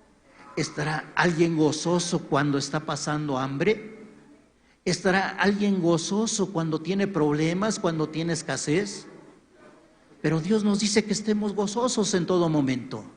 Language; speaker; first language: Spanish; native; Spanish